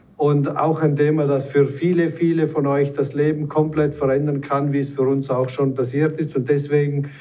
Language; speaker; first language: German; native; German